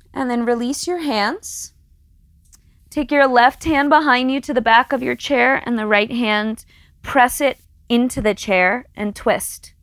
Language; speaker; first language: English; native; English